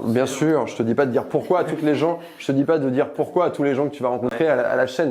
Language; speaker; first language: French; native; French